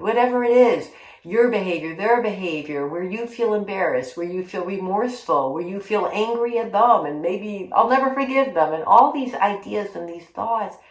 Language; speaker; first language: English; native; English